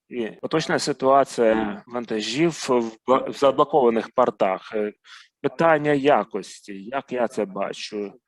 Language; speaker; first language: Ukrainian; non-native, fluent; Arabic